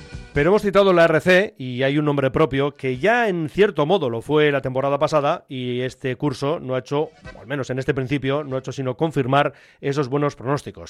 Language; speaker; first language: Spanish; native; Spanish